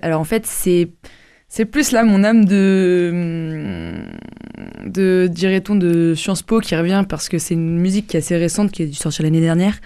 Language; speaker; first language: French; native; French